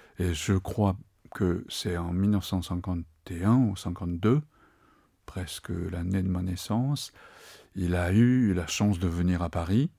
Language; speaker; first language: French; non-native, fluent; Japanese